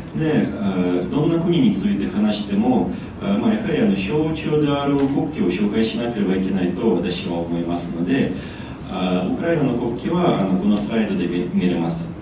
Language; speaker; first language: Japanese; non-native, fluent; Ukrainian